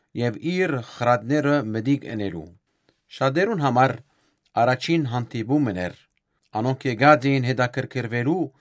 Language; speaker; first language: Armenian; native; Armenian